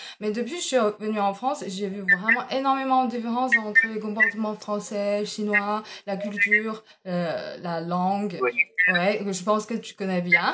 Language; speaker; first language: French; non-native, fluent; Chinese